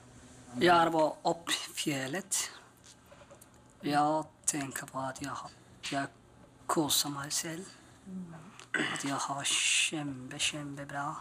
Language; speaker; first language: Norwegian; non-native, learner; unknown